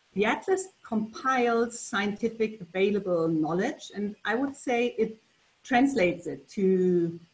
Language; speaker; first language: English; non-native, fluent; German